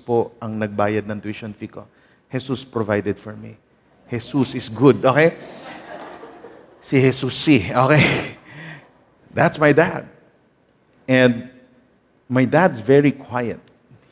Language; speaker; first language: English; non-native, local second language; Filipino